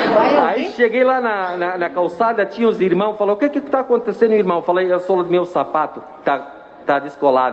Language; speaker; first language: Portuguese; non-native, fluent; Arabic